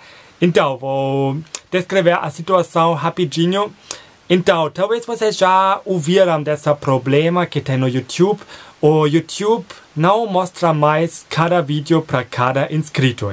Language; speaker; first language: Portuguese; non-native, fluent; German